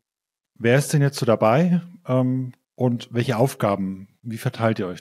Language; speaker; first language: German; native; German